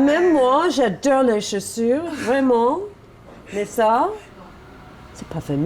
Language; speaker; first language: French; non-native, fluent; English